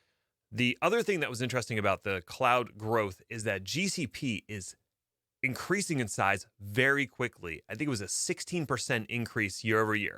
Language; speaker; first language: English; native; English